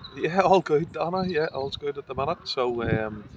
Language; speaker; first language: English; native; English